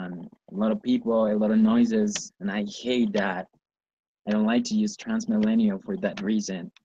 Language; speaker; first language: English; non-native, learner; Spanish